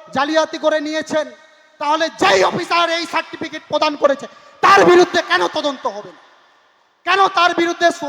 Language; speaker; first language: Bangla; non-native, local second language; Santali